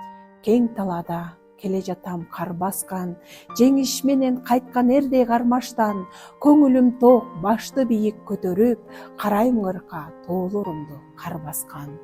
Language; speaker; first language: Kyrgyz; native; Kyrgyz